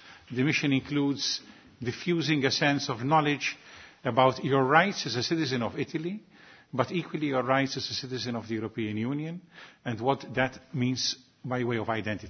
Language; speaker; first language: English; non-native, local second language; Maltese